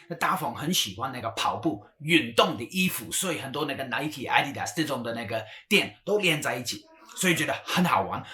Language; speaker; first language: Chinese; non-native, fluent; English